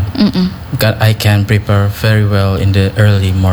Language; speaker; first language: English; non-native, learner; Indonesian